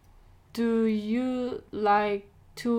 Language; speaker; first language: English; non-native, learner; Korean